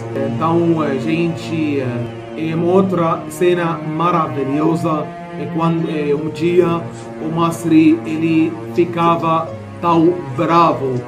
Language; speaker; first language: Portuguese; non-native, fluent; Arabic